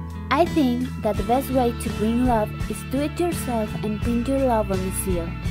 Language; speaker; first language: English; non-native, learner; Spanish